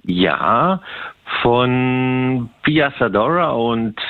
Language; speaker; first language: German; native; German